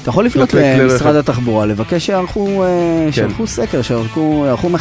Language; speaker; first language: Hebrew; native; Hebrew